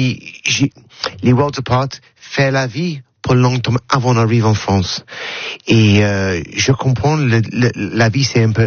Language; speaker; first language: French; non-native, learner; English